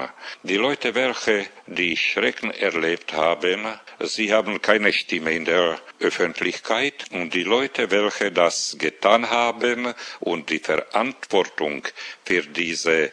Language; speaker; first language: German; non-native, fluent; Slovak